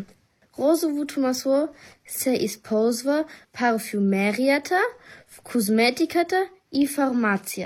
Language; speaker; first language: Bulgarian; early bilingual, heritage; Bulgarian